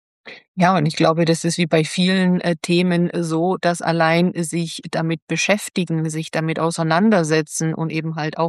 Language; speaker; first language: German; native; German